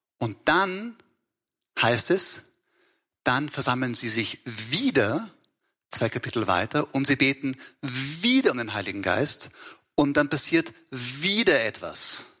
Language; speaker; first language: German; native; German